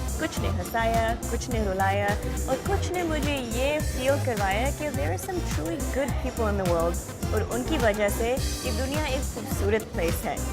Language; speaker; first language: Urdu; native; Urdu